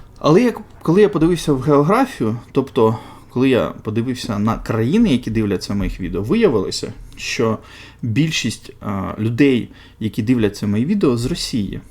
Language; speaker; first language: Ukrainian; non-native, local second language; Russian